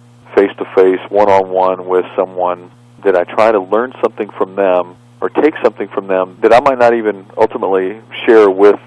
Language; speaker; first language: English; native; English